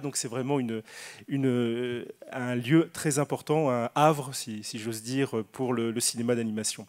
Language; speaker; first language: French; native; French